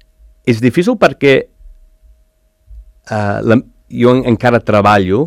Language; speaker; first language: Catalan; non-native, learner; English